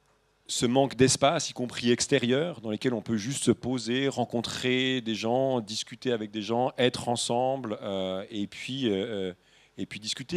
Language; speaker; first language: French; native; French